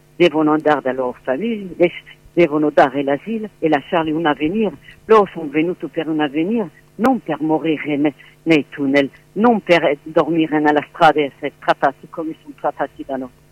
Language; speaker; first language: Italian; non-native, fluent; French